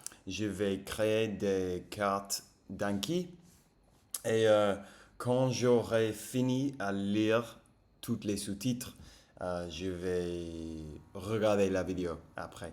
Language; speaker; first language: French; non-native, fluent; English